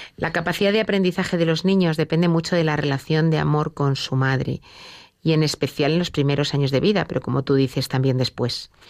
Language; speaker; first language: Spanish; native; Spanish